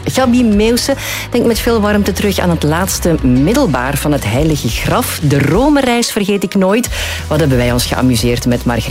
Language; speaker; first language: Dutch; native; Dutch